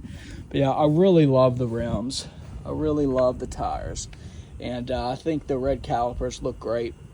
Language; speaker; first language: English; native; English